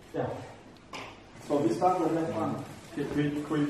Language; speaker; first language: Danish; non-native, fluent; Vietnamese